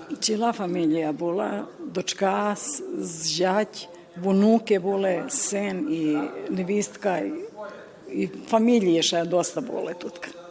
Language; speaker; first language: Ukrainian; early bilingual, heritage; Ukrainian